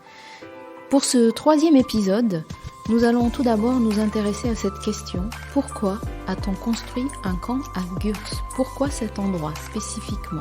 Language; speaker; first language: French; native; French